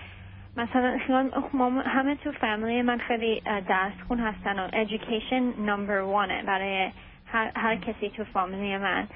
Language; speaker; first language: Persian; early bilingual, heritage; Persian